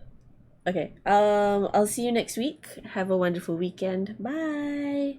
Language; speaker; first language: English; non-native, learner; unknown